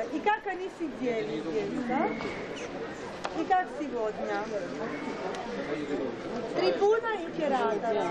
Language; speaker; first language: Russian; non-native, fluent; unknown